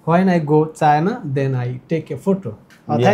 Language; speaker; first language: English; non-native, learner; Bangla